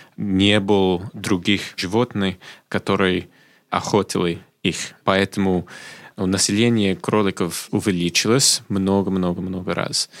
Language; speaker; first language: Russian; non-native, fluent; English